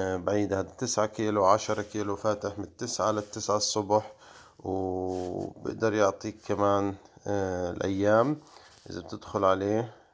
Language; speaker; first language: Arabic; native; Arabic